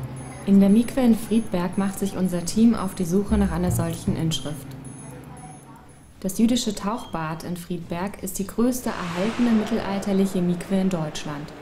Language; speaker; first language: German; native; German